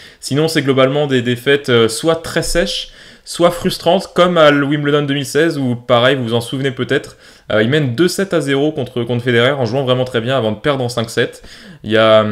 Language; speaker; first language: French; native; French